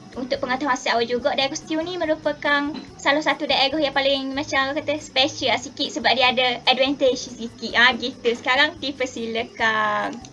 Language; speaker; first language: Malay; native; Malay